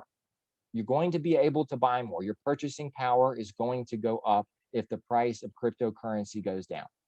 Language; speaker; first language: English; native; English